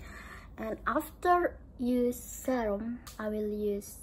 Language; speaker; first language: English; non-native, learner; Indonesian